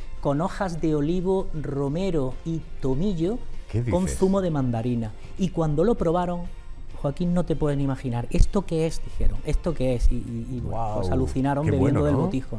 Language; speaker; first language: Spanish; native; Spanish